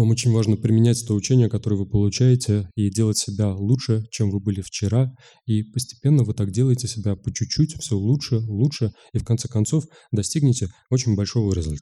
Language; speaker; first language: Russian; native; Russian